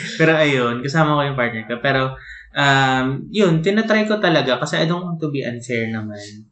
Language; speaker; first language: Filipino; native; Filipino